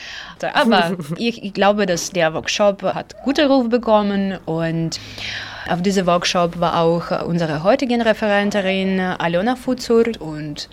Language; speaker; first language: German; non-native, learner; Ukrainian